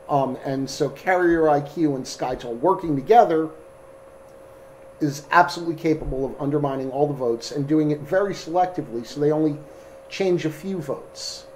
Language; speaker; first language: English; native; English